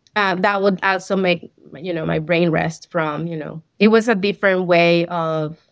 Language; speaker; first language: English; non-native, fluent; Spanish